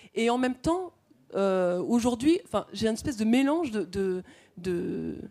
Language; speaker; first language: French; native; French